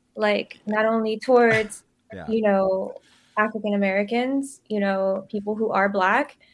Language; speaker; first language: English; early bilingual, other home language; Spanish